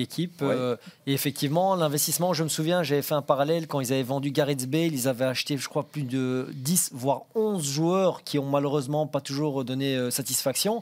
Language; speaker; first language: French; native; French